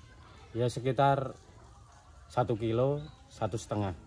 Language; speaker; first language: Indonesian; non-native, local second language; Javanese